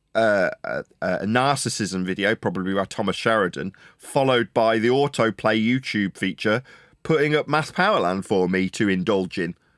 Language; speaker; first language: English; native; English